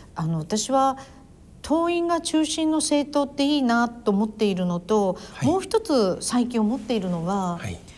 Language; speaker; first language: Japanese; native; Japanese